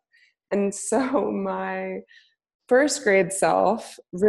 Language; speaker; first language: English; native; English